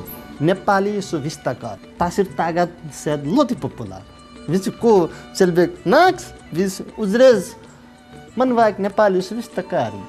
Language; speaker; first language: Latvian; non-native, learner; Nepali